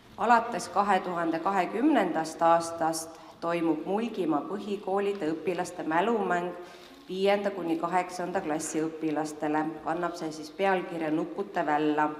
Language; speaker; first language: Estonian; native; Estonian